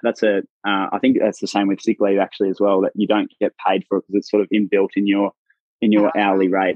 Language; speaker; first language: English; native; English